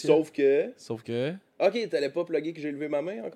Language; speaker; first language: French; native; French